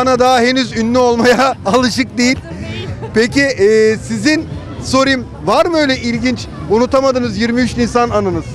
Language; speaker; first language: Turkish; native; Turkish